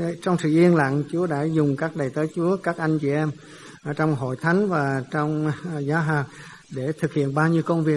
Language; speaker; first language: Vietnamese; native; Vietnamese